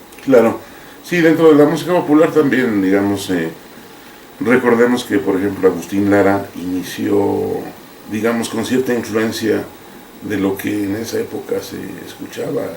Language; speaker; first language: Spanish; native; Spanish